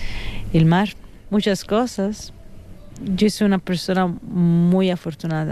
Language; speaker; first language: Spanish; non-native, fluent; Italian